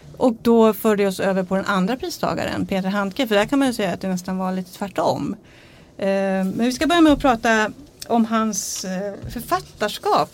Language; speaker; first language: Swedish; native; Swedish